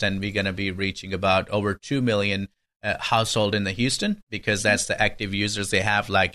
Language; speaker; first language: English; non-native, local second language; Urdu